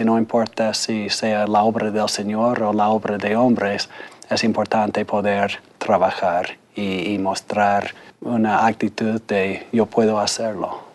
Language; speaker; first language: Spanish; non-native, fluent; English